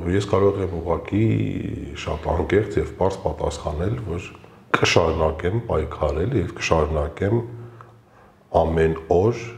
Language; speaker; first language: Armenian; early bilingual, heritage; Armenian